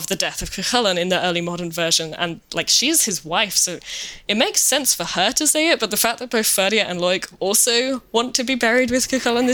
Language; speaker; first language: English; native; English